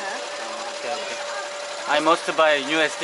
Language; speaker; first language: English; non-native, learner; Korean